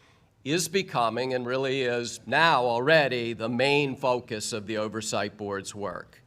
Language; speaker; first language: English; native; English